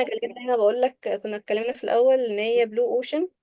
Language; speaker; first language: Arabic; native; Arabic